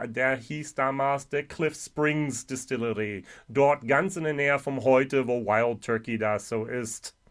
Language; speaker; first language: German; non-native, fluent; English